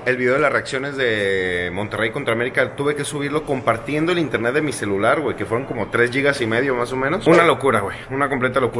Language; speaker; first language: Spanish; native; Spanish